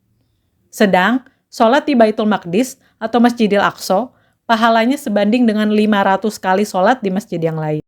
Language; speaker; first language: Indonesian; native; Indonesian